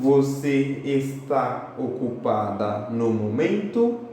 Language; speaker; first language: Portuguese; non-native, fluent; Haitian Creole